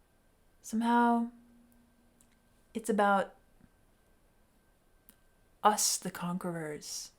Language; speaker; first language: English; native; English